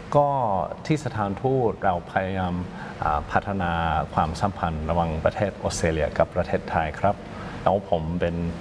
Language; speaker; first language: Thai; non-native, fluent; English